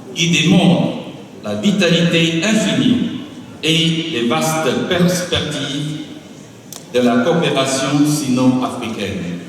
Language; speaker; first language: French; non-native, fluent; Chinese